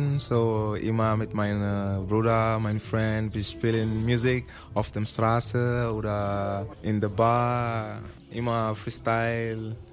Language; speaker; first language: German; non-native, learner; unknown